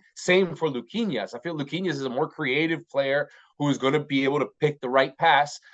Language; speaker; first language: English; native; English